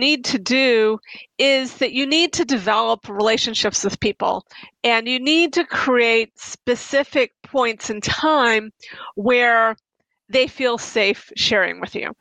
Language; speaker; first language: English; native; English